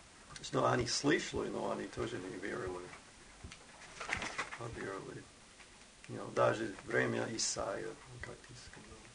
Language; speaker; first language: Russian; non-native, fluent; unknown